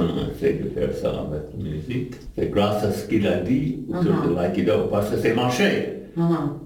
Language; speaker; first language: French; non-native, learner; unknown